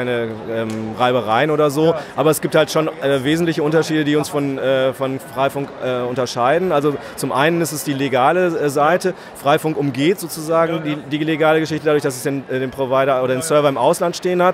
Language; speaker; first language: German; native; German